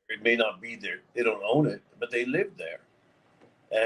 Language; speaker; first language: English; native; English